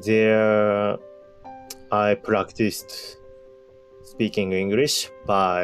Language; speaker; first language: English; non-native, learner; Japanese